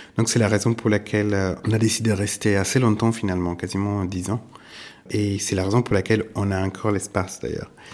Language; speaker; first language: French; non-native, fluent; Italian